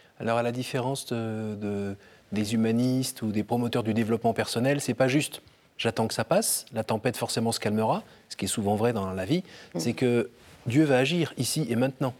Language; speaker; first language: French; native; French